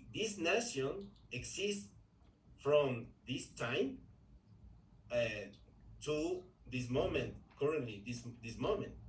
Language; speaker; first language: English; non-native, learner; Spanish